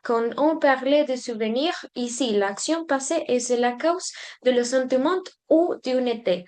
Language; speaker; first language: French; non-native, learner; Spanish